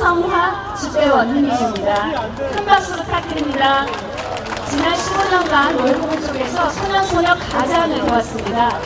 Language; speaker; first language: Korean; native; Korean